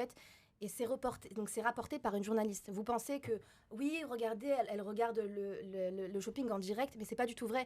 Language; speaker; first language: French; native; French